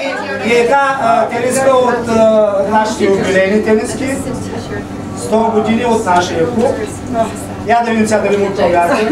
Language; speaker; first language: Bulgarian; native; Bulgarian